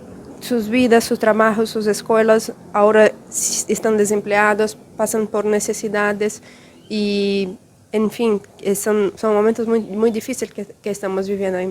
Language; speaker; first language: Spanish; non-native, fluent; Portuguese